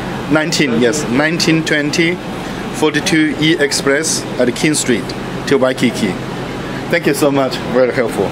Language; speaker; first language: English; non-native, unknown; Chinese